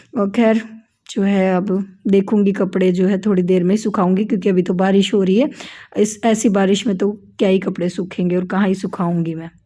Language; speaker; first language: Hindi; native; Hindi